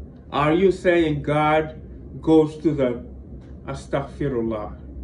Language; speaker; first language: English; non-native, fluent; Wolof